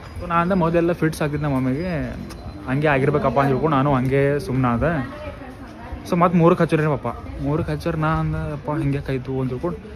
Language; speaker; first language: Kannada; native; Kannada